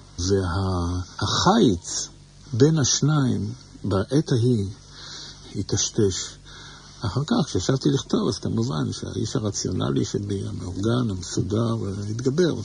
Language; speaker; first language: Hebrew; native; Hebrew